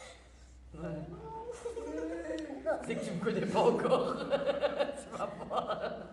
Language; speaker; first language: French; native; French